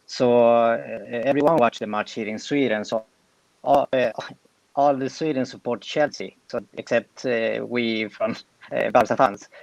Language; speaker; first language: English; non-native, fluent; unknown